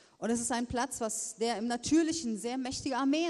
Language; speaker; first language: German; native; German